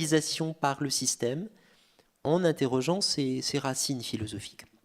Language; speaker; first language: French; native; French